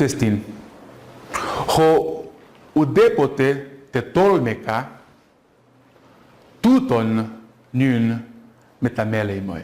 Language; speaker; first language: Greek; non-native, fluent; Portuguese